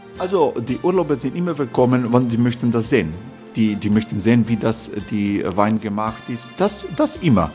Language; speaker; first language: German; non-native, fluent; Croatian